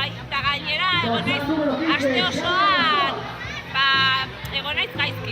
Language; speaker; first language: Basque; non-native, local second language; Spanish